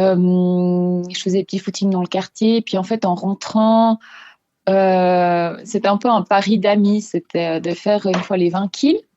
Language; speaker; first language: French; non-native, local second language; Swiss German